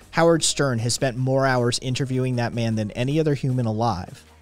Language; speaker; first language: English; native; English